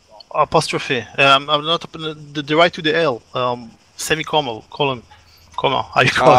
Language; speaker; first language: English; non-native, fluent; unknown